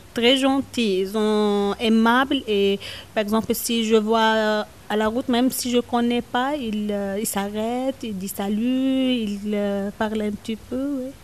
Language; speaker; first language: French; non-native, local second language; Arabic